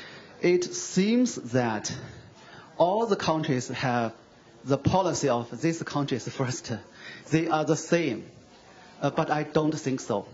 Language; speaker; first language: English; non-native, fluent; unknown